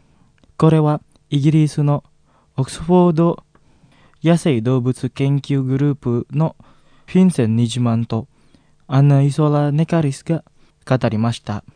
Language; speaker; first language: Japanese; non-native, fluent; Indonesian